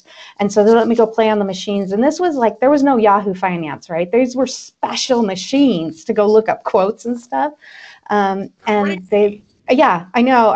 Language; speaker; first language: English; native; English